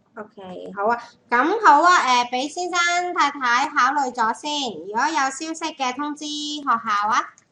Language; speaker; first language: Cantonese; native; Cantonese